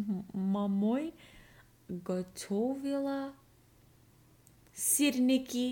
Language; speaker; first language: Russian; non-native, learner; English